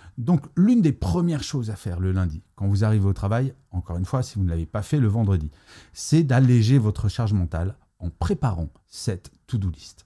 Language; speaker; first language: French; native; French